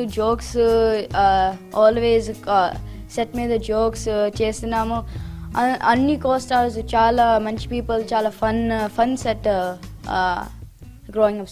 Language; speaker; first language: Telugu; early bilingual, heritage; Telugu